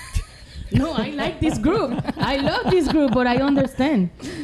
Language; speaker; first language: English; non-native, fluent; Spanish